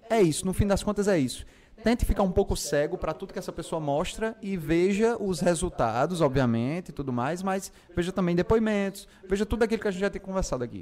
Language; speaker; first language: Portuguese; native; Portuguese